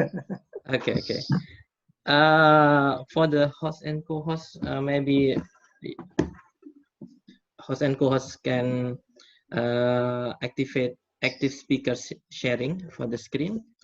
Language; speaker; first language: English; non-native, fluent; Indonesian